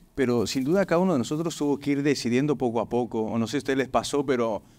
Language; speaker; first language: Spanish; native; Spanish